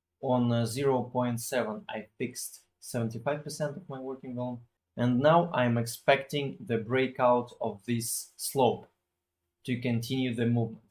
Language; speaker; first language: English; non-native, fluent; Russian